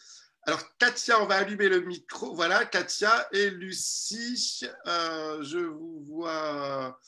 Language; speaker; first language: French; native; French